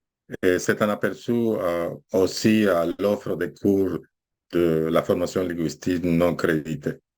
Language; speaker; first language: French; non-native, fluent; Spanish